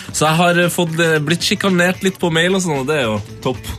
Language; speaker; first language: Norwegian; non-native, fluent; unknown